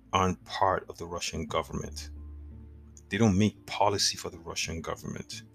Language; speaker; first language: English; non-native, local second language; Yoruba